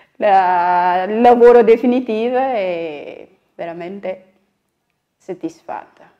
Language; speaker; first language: Italian; non-native, learner; Malagasy